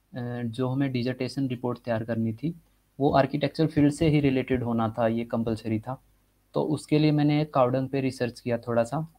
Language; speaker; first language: Hindi; native; Hindi